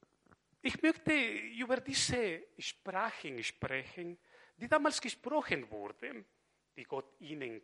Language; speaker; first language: German; non-native, fluent; Spanish